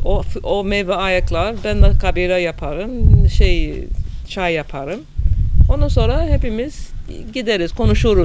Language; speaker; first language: Turkish; non-native, fluent; English